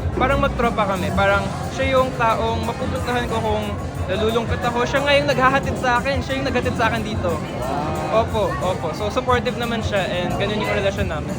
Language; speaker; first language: Filipino; non-native, local second language; English